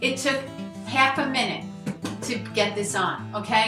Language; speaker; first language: English; native; English